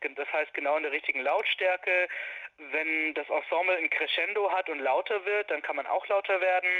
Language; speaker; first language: German; native; German